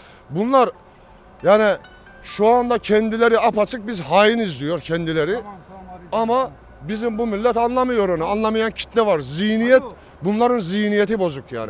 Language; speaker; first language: Turkish; native; Turkish